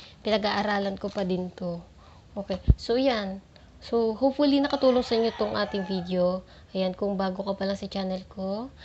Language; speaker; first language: Filipino; native; Filipino